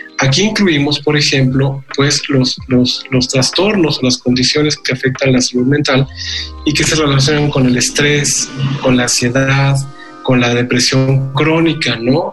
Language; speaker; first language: Spanish; native; Spanish